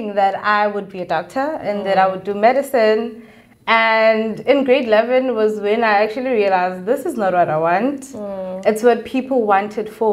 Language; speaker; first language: English; non-native, local second language; Xhosa